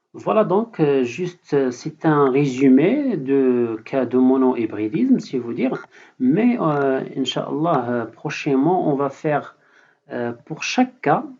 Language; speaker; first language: French; non-native, local second language; Arabic